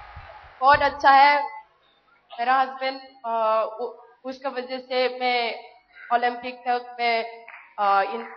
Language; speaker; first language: Hindi; non-native, local second language; Manipuri